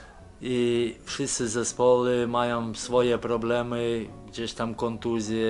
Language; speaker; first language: Polish; non-native, fluent; Lithuanian